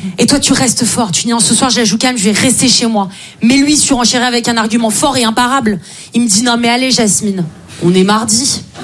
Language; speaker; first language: French; native; French